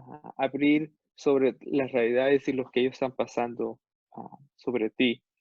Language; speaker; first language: Spanish; non-native, fluent; English